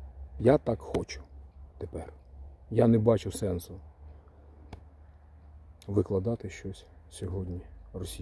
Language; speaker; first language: Ukrainian; non-native, local second language; Russian